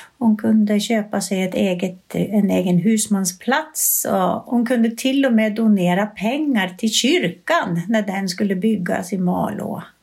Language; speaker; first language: Swedish; native; Swedish